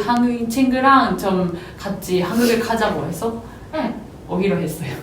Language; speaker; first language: Korean; non-native, fluent; Japanese